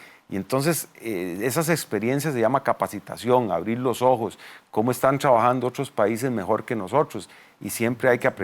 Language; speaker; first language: Spanish; native; Spanish